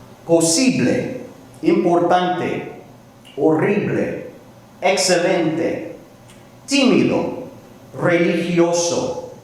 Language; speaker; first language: Spanish; non-native, fluent; English